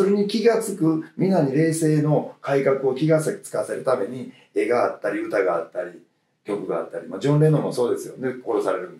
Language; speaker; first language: Japanese; native; Japanese